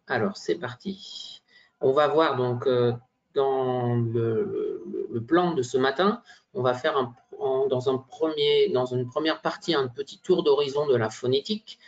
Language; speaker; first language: French; native; French